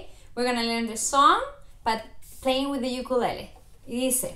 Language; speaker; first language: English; non-native, fluent; Spanish